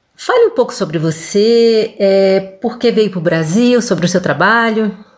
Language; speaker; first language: Portuguese; native; Portuguese